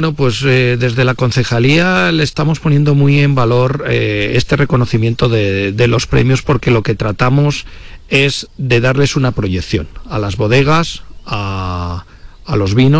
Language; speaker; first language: Spanish; native; Spanish